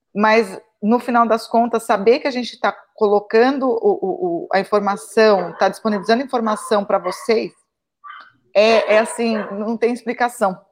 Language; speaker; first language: Portuguese; native; Portuguese